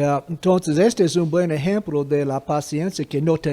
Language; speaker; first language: Spanish; non-native, fluent; English